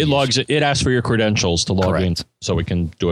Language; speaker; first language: English; native; English